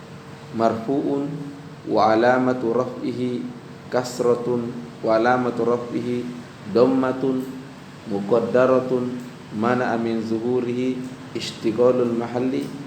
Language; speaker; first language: Arabic; non-native, fluent; Indonesian